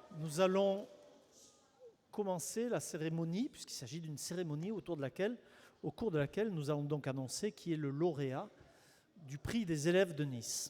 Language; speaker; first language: French; native; French